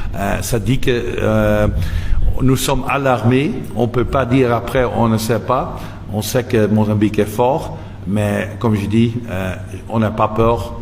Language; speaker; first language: French; non-native, local second language; Dutch